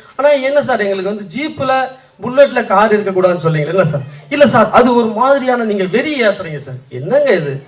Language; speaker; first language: Tamil; native; Tamil